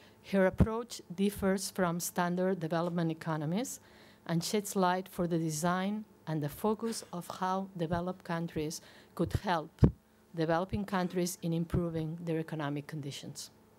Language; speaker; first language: English; non-native, fluent; Catalan